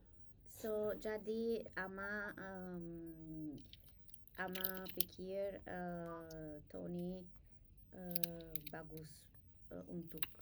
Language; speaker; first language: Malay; non-native, learner; English